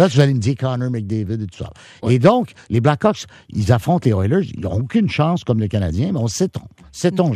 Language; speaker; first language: French; native; French